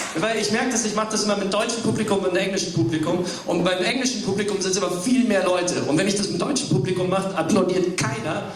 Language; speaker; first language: German; early bilingual, other home language; English